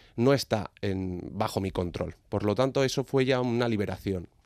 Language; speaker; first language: Spanish; native; Spanish